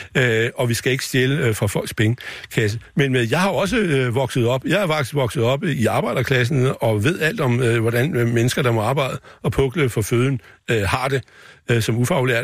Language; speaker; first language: Danish; native; Danish